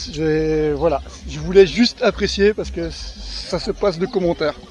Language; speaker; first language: French; native; French